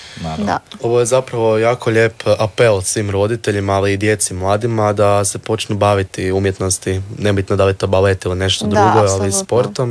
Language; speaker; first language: Serbian; native; Serbian